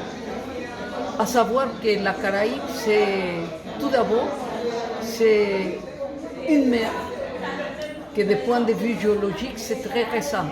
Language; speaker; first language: French; non-native, fluent; Spanish